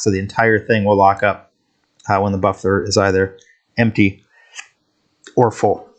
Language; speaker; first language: English; native; English